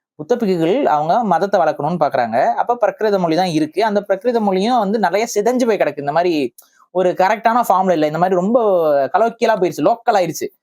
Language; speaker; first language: Tamil; native; Tamil